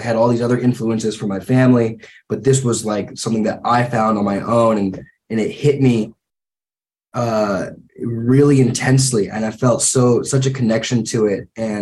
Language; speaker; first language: English; native; English